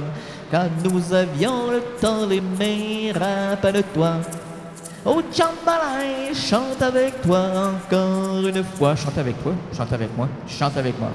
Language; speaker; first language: French; native; French